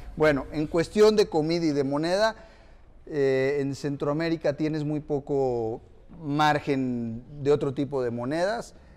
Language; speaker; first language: Spanish; native; Spanish